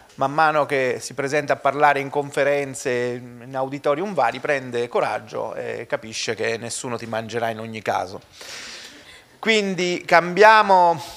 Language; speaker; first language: Italian; native; Italian